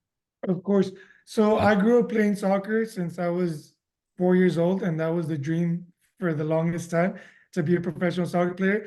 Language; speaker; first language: English; early bilingual, other home language; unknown